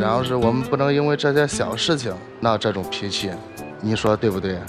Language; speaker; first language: Chinese; native; Chinese